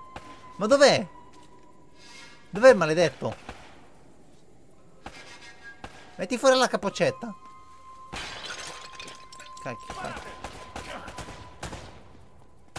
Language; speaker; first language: Italian; native; Italian